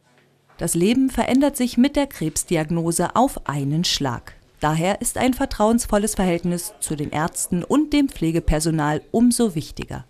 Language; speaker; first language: German; native; German